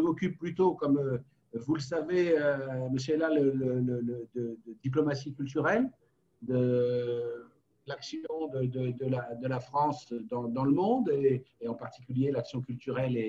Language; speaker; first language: French; native; French